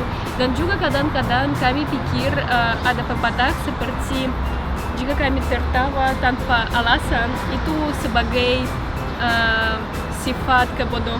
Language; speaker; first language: Indonesian; non-native, fluent; Russian